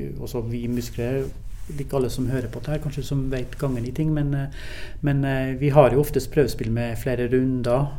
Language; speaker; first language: Norwegian; early bilingual, other home language; English